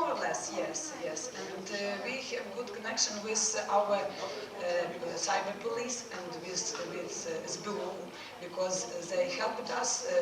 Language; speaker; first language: English; non-native, learner; Ukrainian